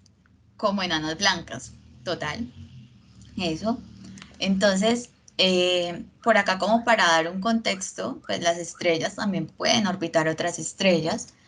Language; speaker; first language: Spanish; native; Spanish